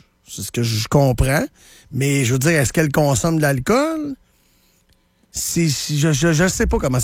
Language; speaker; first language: French; native; French